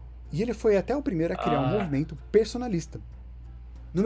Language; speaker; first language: Portuguese; native; Portuguese